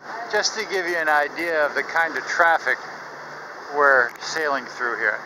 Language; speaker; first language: English; non-native, fluent; Danish